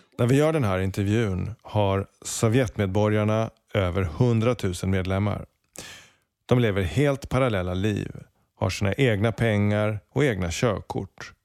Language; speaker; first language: Swedish; native; Swedish